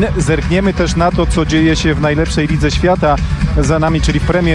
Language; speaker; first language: Polish; native; Polish